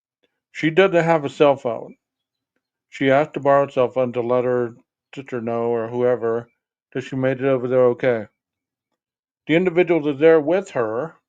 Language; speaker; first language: English; native; English